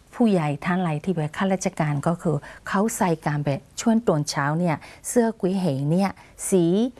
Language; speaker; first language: Thai; non-native, fluent; Burmese